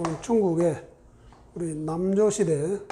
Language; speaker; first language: Korean; native; Korean